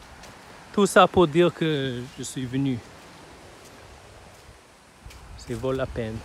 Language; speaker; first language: French; non-native, learner; Chinese